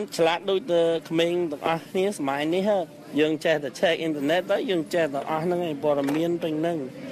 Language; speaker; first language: Khmer; non-native, fluent; English